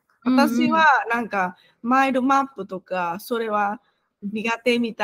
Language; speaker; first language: Japanese; non-native, fluent; Vietnamese